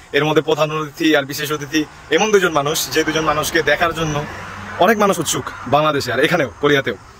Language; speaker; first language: Bangla; native; Bangla